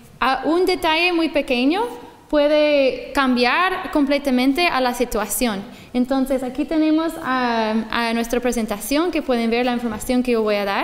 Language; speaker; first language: Spanish; non-native, fluent; English